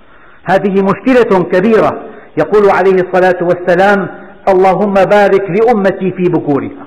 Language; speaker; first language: Arabic; native; Arabic